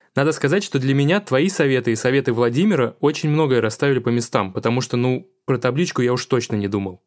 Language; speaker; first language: Russian; native; Russian